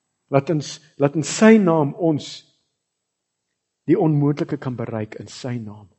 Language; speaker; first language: Afrikaans; early bilingual, heritage; Afrikaans